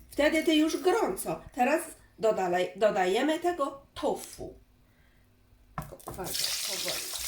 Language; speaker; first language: Polish; non-native, learner; Chinese